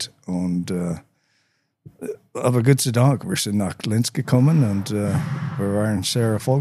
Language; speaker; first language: German; non-native, learner; English